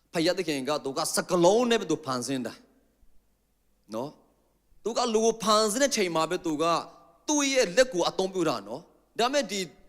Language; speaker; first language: Burmese; non-native, local second language; Tedim Chin